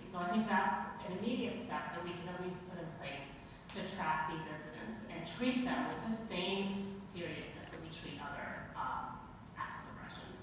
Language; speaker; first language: English; native; English